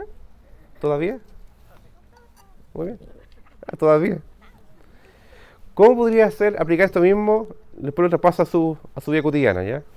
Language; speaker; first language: Spanish; native; Spanish